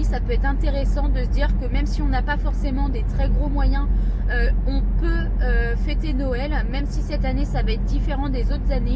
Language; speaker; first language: French; native; French